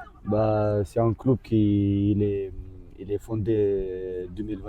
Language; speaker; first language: French; non-native, learner; Romanian